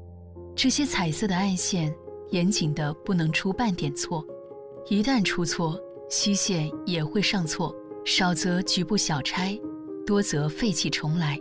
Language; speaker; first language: Chinese; native; Chinese